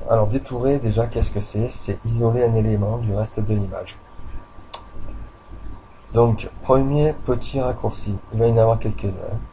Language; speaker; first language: French; native; French